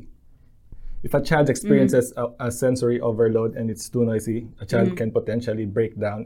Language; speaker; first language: English; non-native, local second language; Filipino